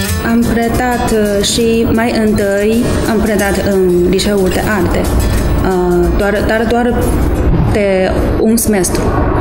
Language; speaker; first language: Romanian; non-native, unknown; Chinese